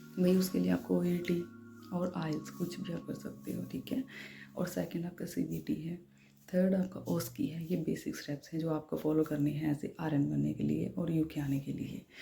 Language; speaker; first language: Hindi; non-native, local second language; Punjabi